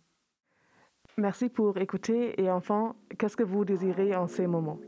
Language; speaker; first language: French; non-native, fluent; German